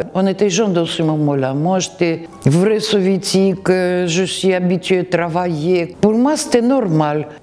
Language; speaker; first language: French; non-native, fluent; Russian